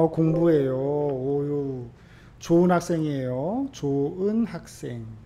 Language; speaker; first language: Korean; native; Korean